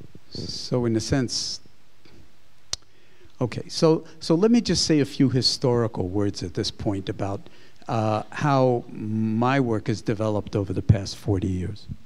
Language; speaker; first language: English; native; English